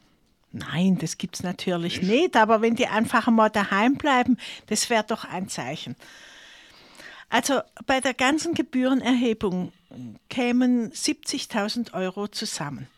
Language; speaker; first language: German; native; German